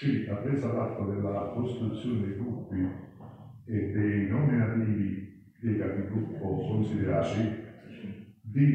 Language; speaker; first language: Italian; native; Italian